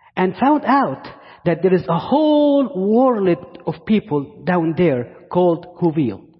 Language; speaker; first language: English; non-native, fluent; Arabic